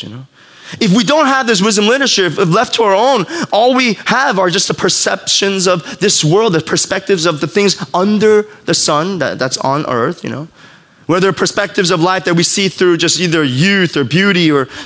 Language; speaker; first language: English; native; English